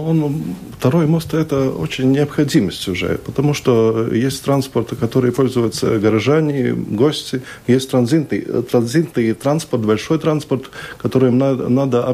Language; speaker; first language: Russian; non-native, local second language; Latvian